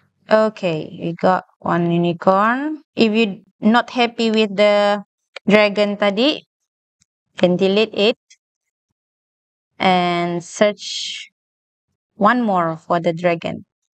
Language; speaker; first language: English; non-native, local second language; Malay